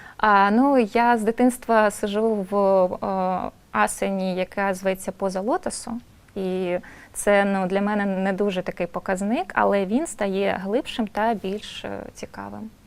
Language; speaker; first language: Ukrainian; non-native, local second language; Russian